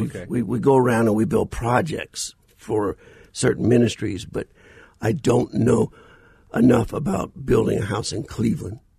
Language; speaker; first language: English; native; English